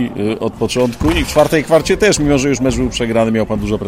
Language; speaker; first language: Polish; native; Polish